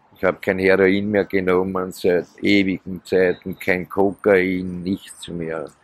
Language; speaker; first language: German; native; German